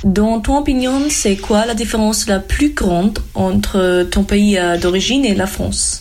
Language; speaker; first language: French; non-native, learner; German